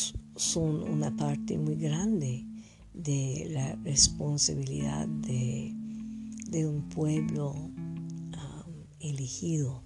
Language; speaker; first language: Spanish; non-native, fluent; French